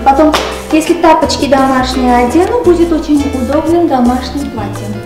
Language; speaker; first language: Russian; non-native, local second language; Armenian